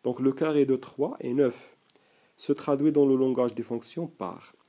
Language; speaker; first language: French; non-native, local second language; Arabic